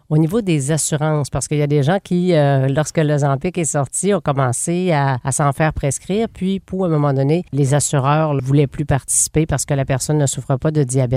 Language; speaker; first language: French; native; French